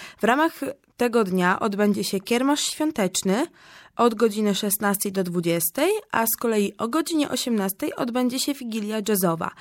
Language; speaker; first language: Polish; native; Polish